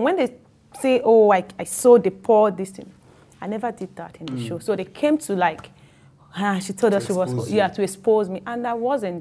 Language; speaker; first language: English; non-native, local second language; Igbo